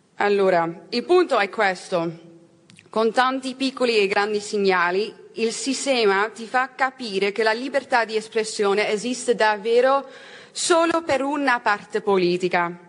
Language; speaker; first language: Italian; non-native, fluent; Dutch